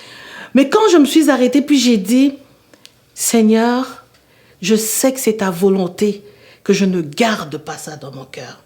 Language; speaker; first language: French; native; French